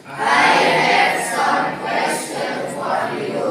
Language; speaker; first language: English; non-native, learner; Indonesian